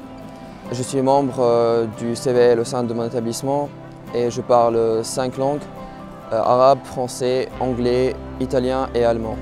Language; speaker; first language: French; non-native, local second language; Arabic